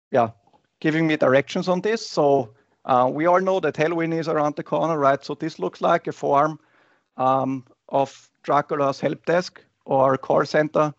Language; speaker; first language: English; non-native, fluent; German